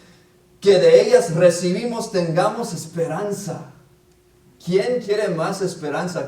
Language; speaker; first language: Spanish; non-native, fluent; English